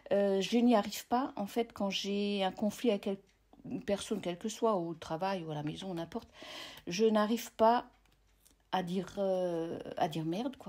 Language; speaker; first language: French; native; French